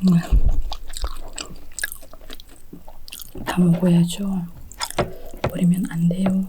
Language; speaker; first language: Korean; non-native, fluent; Indonesian